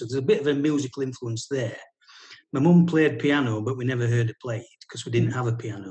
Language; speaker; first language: English; native; English